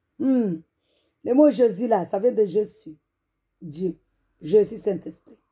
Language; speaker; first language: French; non-native, local second language; Comorian